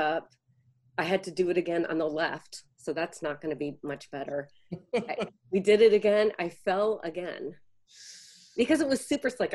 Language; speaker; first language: English; native; English